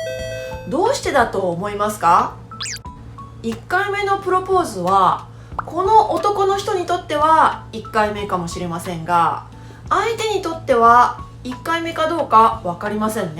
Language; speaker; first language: Japanese; native; Japanese